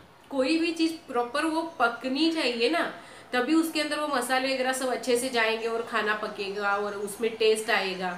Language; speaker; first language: Hindi; native; Hindi